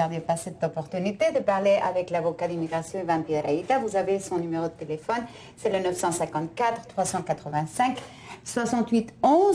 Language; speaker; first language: French; non-native, fluent; Spanish